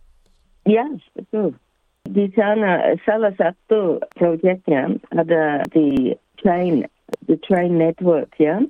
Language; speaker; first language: Indonesian; early bilingual, heritage; English